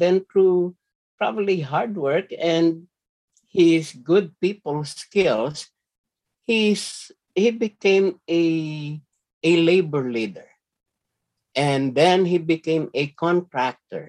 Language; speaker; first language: English; non-native, local second language; Filipino